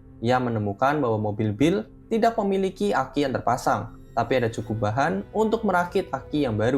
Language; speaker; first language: Indonesian; native; Indonesian